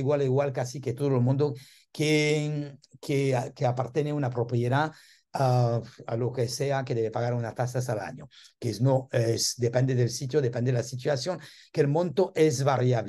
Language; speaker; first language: Spanish; non-native, learner; French